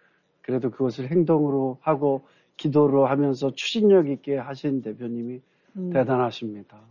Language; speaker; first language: Korean; native; Korean